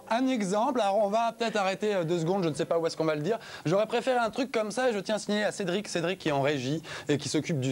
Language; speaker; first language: French; native; French